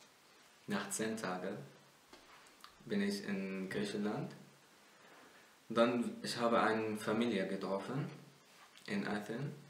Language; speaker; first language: German; non-native, learner; Arabic